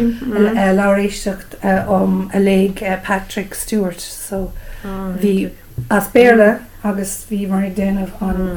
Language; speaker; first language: Irish; non-native, local second language; English